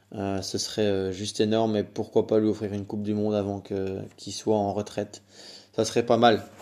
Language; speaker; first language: French; native; French